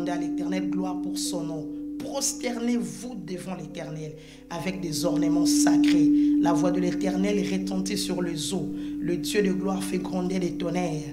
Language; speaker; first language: French; non-native, local second language; Lingala